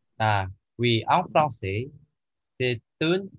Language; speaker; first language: French; non-native, learner; Indonesian